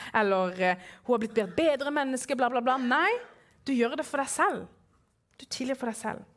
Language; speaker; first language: Norwegian; early bilingual, other home language; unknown